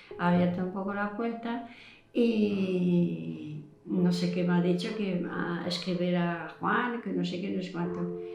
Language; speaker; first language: Spanish; non-native, fluent; French